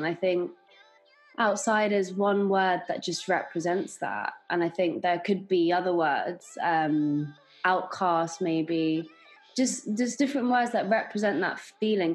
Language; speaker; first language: English; native; English